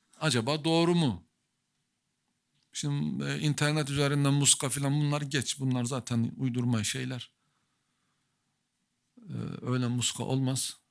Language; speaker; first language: Turkish; native; Turkish